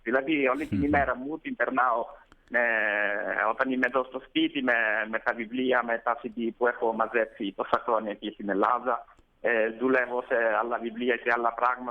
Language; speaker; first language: Greek; non-native, fluent; Italian